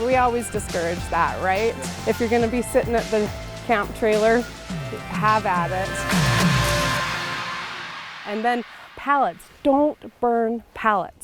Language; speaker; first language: English; native; English